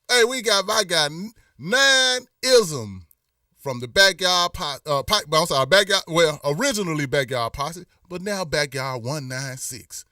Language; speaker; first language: English; native; English